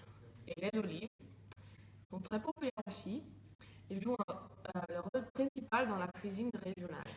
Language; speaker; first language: French; non-native, learner; Dutch